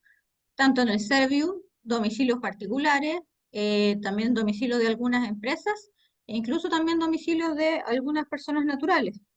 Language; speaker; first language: Spanish; native; Spanish